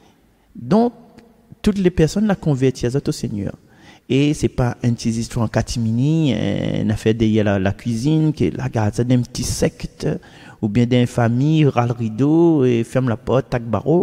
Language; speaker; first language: French; non-native, local second language; Réunion Creole French